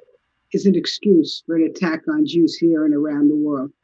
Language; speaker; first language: English; native; English